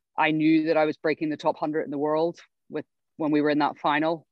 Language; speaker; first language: English; native; English